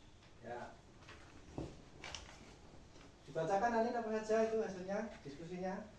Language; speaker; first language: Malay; non-native, local second language; Javanese